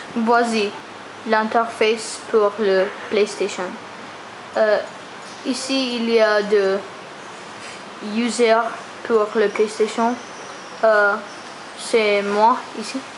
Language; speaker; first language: French; non-native, learner; English